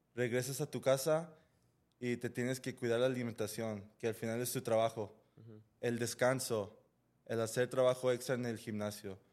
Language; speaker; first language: Spanish; early bilingual, heritage; Spanish